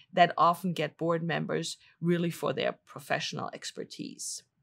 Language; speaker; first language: English; non-native, fluent; German